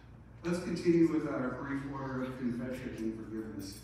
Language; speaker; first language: English; native; English